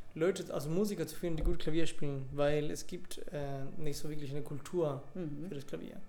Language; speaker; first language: German; non-native, fluent; Spanish